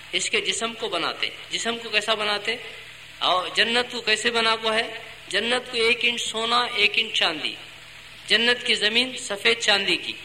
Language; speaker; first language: Urdu; native; Urdu